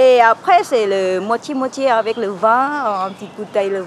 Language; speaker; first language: French; non-native, learner; Thai